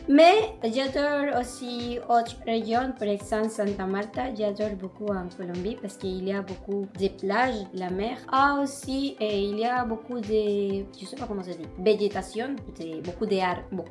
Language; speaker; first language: French; non-native, learner; Spanish